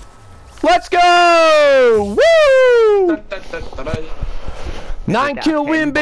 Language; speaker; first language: English; native; English